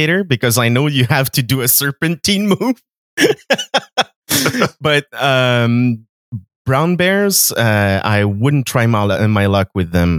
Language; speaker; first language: English; non-native, fluent; French